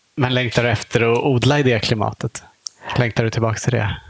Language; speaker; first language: Swedish; native; Swedish